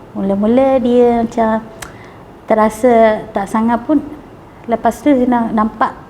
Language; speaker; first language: Malay; non-native, local second language; Tamil